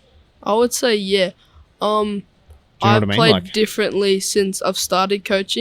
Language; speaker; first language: English; native; English